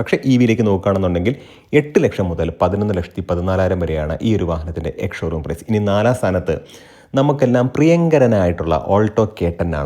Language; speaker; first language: Malayalam; native; Malayalam